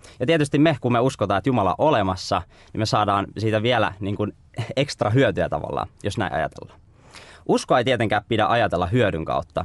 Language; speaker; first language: Finnish; native; Finnish